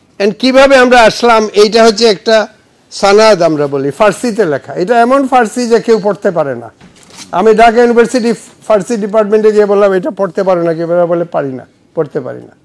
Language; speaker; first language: Bangla; native; Bangla